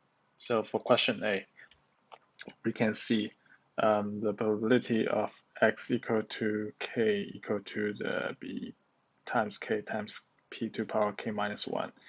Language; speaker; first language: English; non-native, learner; Chinese